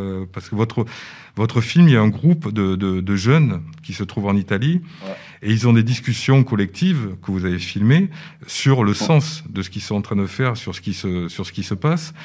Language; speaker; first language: French; native; French